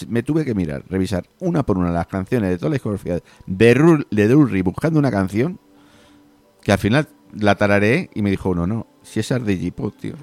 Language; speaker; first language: Spanish; native; Spanish